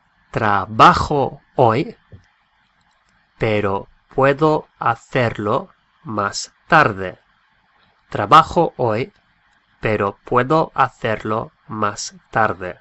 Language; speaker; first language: Spanish; non-native, fluent; English